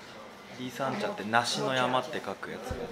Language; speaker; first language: Japanese; native; Japanese